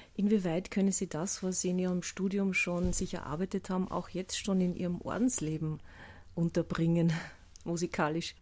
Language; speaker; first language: German; native; German